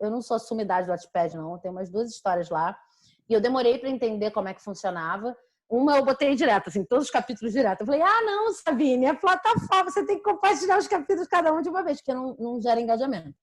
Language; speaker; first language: Portuguese; native; Portuguese